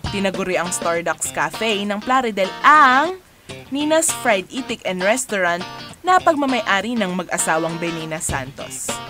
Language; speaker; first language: Filipino; native; Filipino